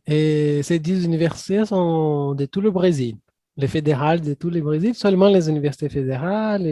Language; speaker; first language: French; non-native, fluent; Portuguese